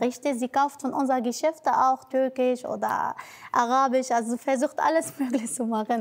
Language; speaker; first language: German; non-native, learner; Arabic